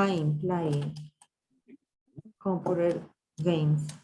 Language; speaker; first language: English; non-native, learner; Spanish